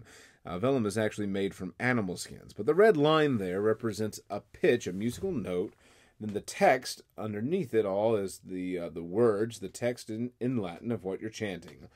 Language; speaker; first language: English; native; English